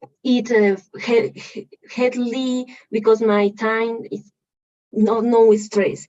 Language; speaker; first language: English; non-native, learner; Spanish